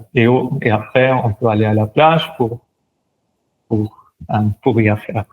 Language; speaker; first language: French; non-native, local second language; German